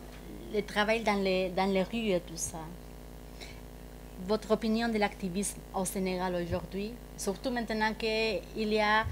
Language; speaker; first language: French; non-native, fluent; Spanish